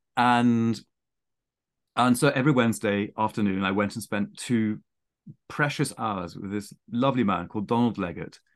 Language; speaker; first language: English; native; English